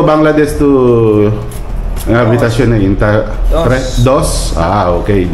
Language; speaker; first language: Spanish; non-native, learner; Filipino